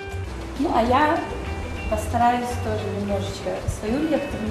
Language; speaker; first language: Russian; native; Russian